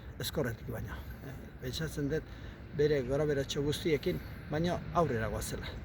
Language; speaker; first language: Basque; native; Basque